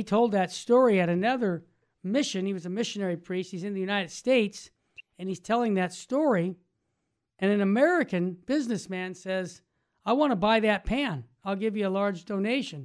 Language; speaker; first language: English; native; English